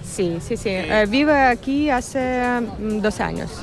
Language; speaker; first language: Spanish; non-native, learner; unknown